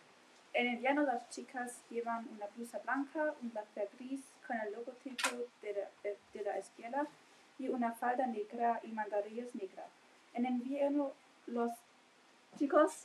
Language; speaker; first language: Spanish; non-native, learner; German